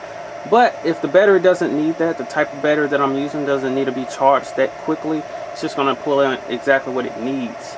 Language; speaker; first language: English; native; English